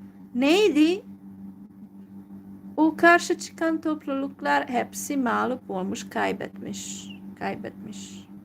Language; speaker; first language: Turkish; non-native, fluent; Hungarian